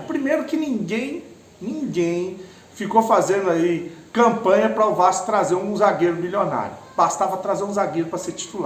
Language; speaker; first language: Portuguese; native; Portuguese